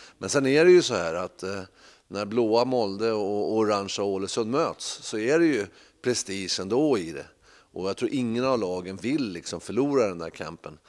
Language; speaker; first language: Swedish; native; Swedish